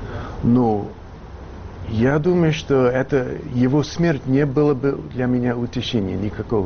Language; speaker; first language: Russian; non-native, fluent; English